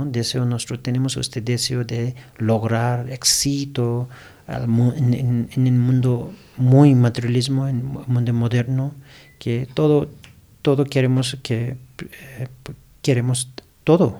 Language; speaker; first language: Spanish; non-native, learner; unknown